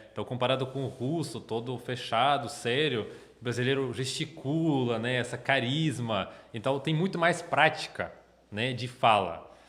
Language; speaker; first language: Portuguese; non-native, fluent; Russian